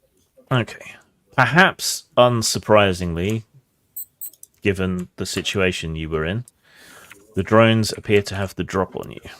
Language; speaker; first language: English; native; English